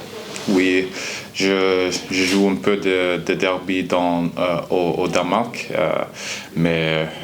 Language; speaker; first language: French; non-native, learner; Swedish